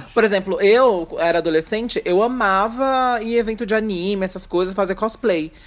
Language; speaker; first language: Portuguese; native; Portuguese